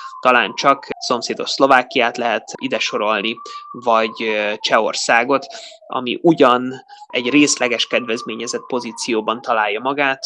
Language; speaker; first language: Hungarian; native; Hungarian